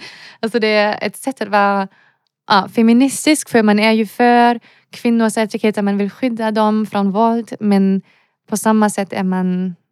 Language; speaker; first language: Swedish; non-native, fluent; German